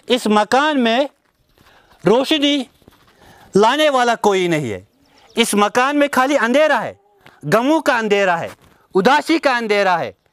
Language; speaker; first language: Hindi; non-native, local second language; Kashmiri